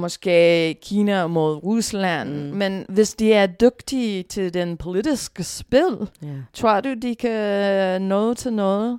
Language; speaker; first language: Danish; non-native, fluent; English